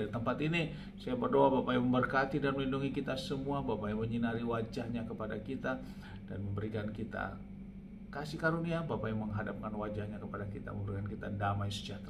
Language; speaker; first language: Indonesian; native; Indonesian